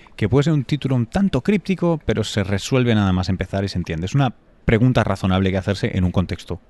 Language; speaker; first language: Spanish; native; Spanish